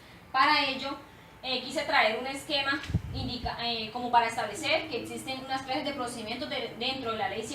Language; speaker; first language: Spanish; native; Spanish